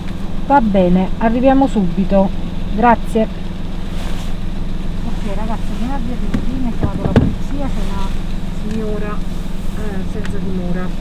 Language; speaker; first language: Italian; native; Italian